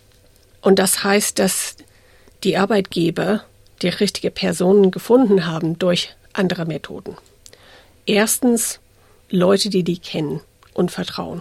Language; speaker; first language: German; non-native, fluent; English